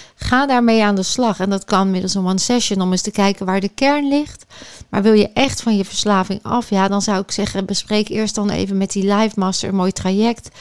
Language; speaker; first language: Dutch; native; Dutch